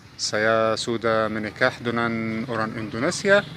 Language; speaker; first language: Indonesian; non-native, fluent; Arabic